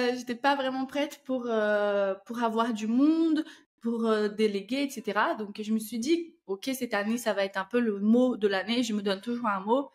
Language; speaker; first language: French; non-native, fluent; Portuguese